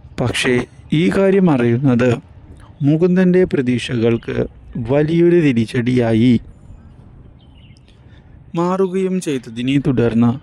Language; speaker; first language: Malayalam; native; Malayalam